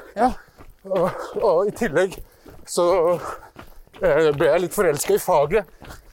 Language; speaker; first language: Norwegian; early bilingual, other home language; Persian